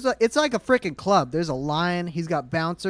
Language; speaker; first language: English; native; English